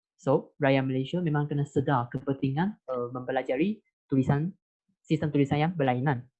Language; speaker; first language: Malay; non-native, local second language; Chinese